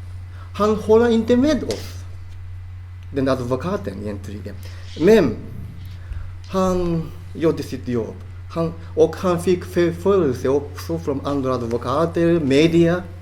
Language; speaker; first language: Swedish; non-native, fluent; Japanese